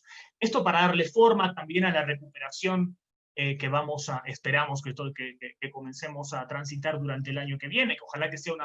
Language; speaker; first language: Spanish; native; Spanish